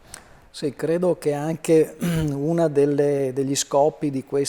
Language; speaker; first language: Italian; native; Italian